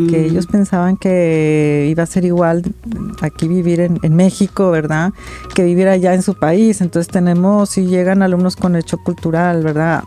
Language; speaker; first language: Spanish; native; Spanish